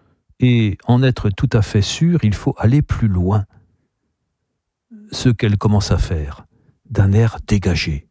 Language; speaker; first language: French; native; French